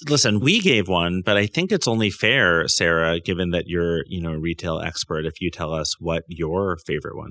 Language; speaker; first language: English; native; English